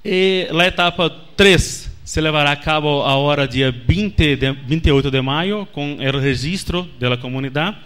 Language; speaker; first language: Spanish; non-native, learner; Portuguese